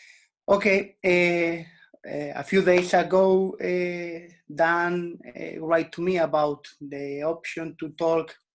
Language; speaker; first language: English; non-native, learner; Spanish